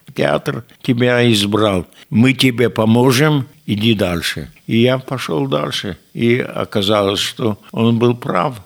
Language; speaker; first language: Russian; non-native, fluent; Yiddish